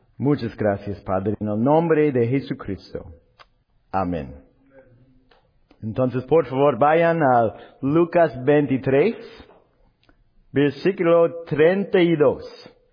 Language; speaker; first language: Spanish; non-native, learner; English